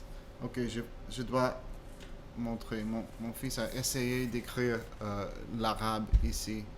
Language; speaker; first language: French; non-native, fluent; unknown